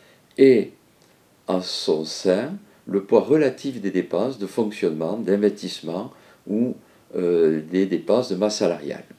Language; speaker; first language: French; native; French